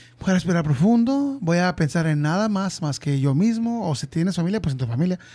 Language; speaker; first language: Spanish; early bilingual, heritage; Spanish